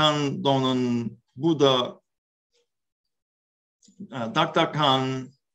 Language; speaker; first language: Korean; non-native, learner; English